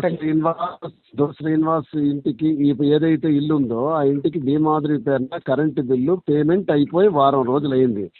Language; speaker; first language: Telugu; native; Telugu